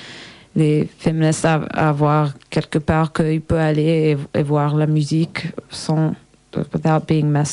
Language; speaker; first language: French; non-native, learner; English